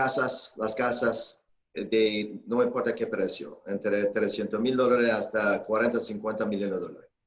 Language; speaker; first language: Spanish; non-native, fluent; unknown